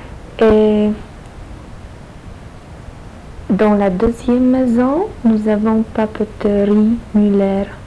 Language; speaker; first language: French; non-native, learner; Polish